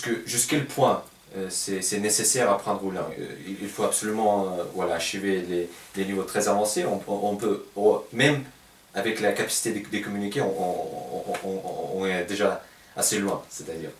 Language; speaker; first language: French; non-native, fluent; Russian